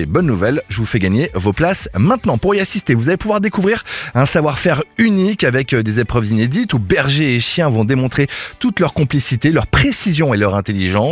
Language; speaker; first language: French; native; French